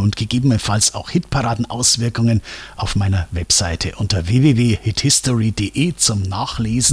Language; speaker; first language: German; native; German